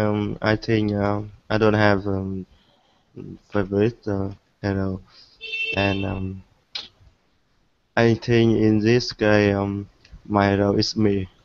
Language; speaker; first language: English; non-native, learner; Vietnamese